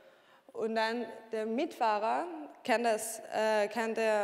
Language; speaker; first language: German; non-native, learner; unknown